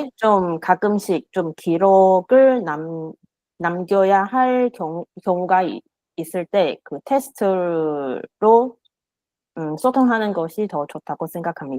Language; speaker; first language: Korean; non-native, learner; Chinese